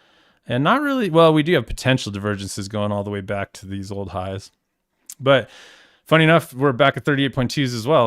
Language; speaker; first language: English; native; English